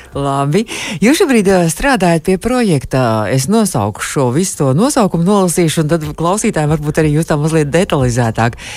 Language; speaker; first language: Latvian; native; Latvian